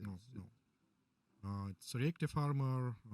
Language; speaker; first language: English; non-native, learner; Russian